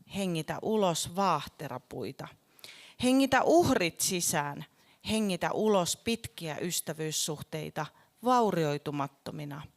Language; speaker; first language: Finnish; native; Finnish